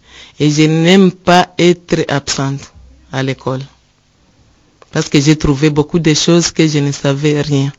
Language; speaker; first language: French; non-native, learner; Rundi